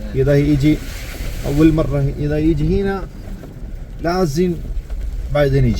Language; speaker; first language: Arabic; non-native, learner; Malayalam